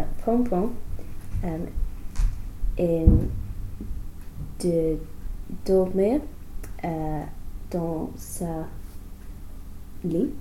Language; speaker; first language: French; non-native, learner; English